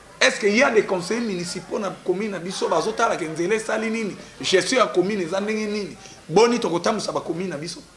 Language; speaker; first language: Lingala; native; Lingala